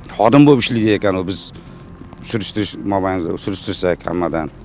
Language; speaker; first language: Uzbek; native; Uzbek